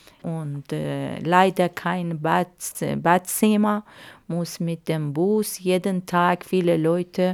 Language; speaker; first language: German; non-native, learner; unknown